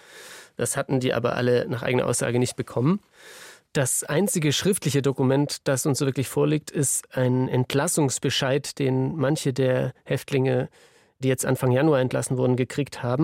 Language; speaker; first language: German; native; German